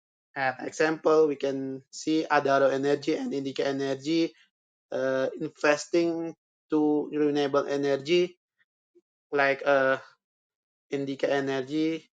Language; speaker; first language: English; non-native, learner; Indonesian